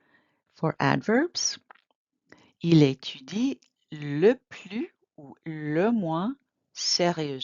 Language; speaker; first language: French; non-native, fluent; English